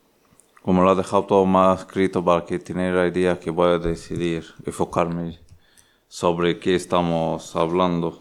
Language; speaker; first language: Spanish; non-native, learner; Arabic